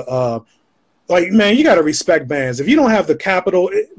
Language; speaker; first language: English; native; English